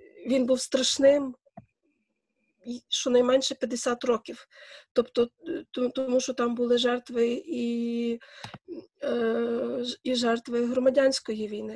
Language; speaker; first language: Ukrainian; native; Ukrainian